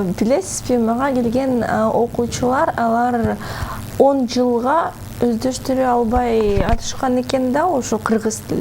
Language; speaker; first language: Kyrgyz; non-native, local second language; Russian